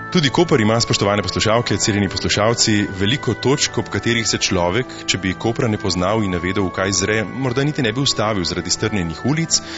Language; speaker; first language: Slovenian; native; Slovenian